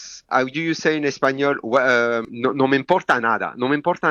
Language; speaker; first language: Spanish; non-native, learner; French